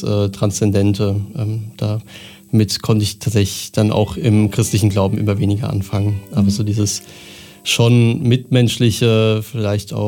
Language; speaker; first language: German; native; German